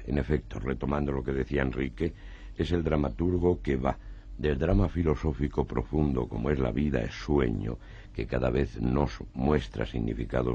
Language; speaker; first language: Spanish; native; Spanish